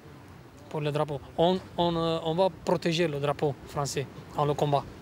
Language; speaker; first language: French; non-native, learner; Romanian